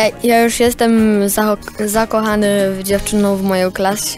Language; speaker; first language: Polish; early bilingual, heritage; Polish